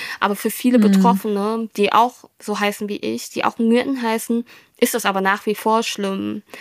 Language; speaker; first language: German; early bilingual, other home language; Vietnamese